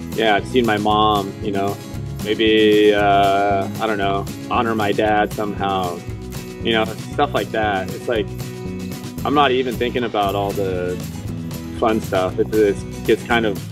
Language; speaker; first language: English; native; English